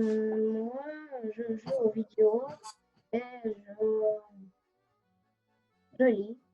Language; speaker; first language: French; non-native, learner; Russian